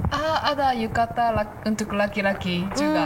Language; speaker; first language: Indonesian; non-native, fluent; Japanese